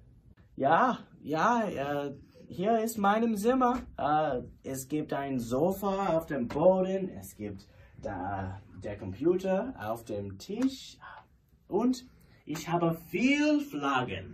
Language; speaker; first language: German; non-native, learner; English